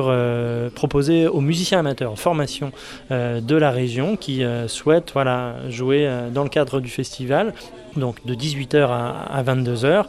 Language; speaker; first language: French; native; French